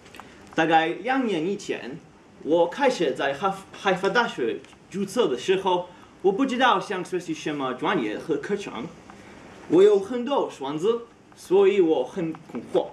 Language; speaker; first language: Chinese; non-native, learner; Hebrew